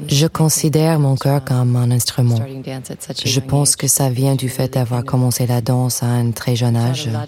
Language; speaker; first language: French; non-native, fluent; English